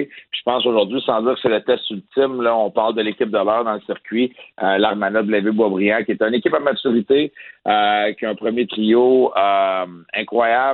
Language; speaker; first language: French; native; French